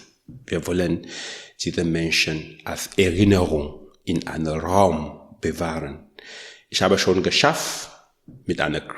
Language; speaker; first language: German; non-native, learner; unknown